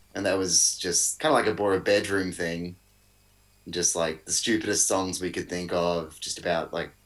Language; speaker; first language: English; native; English